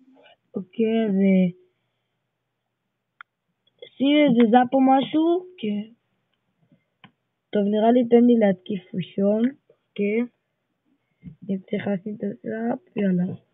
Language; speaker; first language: Hebrew; native; Hebrew